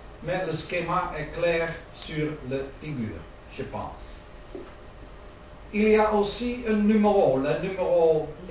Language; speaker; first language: French; non-native, learner; Dutch